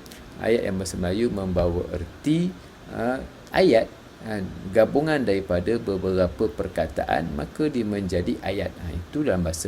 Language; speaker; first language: Malay; native; Malay